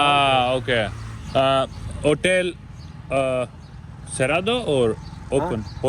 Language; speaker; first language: Spanish; non-native, learner; Hindi